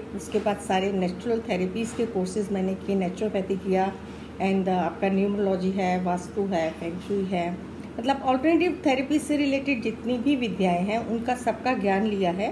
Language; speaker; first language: Hindi; native; Hindi